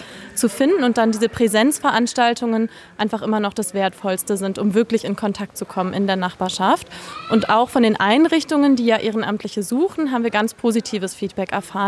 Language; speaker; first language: German; native; German